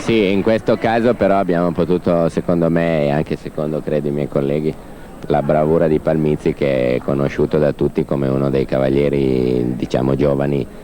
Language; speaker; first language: Italian; native; Italian